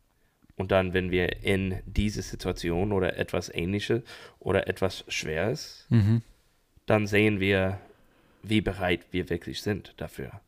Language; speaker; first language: German; non-native, fluent; English